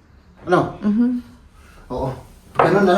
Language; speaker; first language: Filipino; native; Filipino